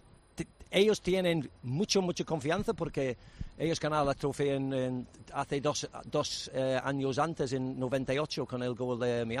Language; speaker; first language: Spanish; non-native, learner; English